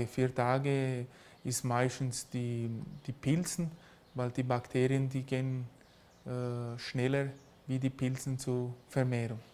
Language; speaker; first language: German; early bilingual, heritage; German